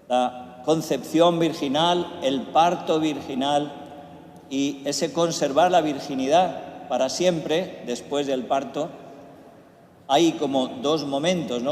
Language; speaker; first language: Spanish; native; Spanish